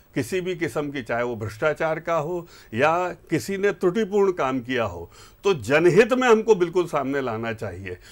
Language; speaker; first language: Hindi; native; Hindi